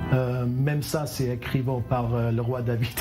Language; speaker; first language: French; non-native, learner; English